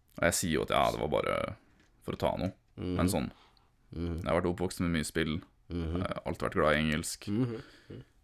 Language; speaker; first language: Norwegian; early bilingual, other home language; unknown